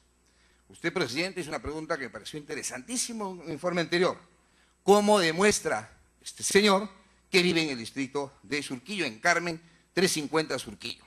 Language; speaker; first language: Spanish; native; Spanish